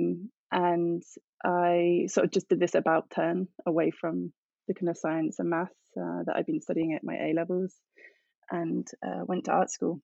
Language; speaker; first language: English; native; English